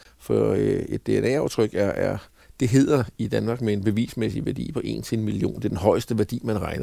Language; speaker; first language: Danish; native; Danish